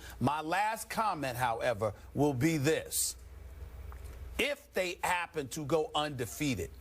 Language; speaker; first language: English; native; English